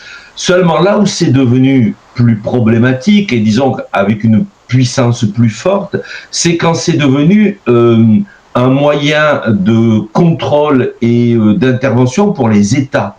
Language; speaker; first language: French; native; French